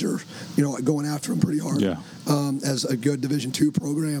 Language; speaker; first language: English; native; English